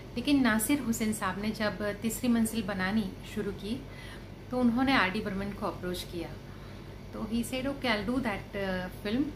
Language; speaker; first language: Hindi; non-native, local second language; Gujarati